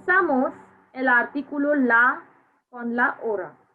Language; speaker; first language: Spanish; non-native, fluent; Hindi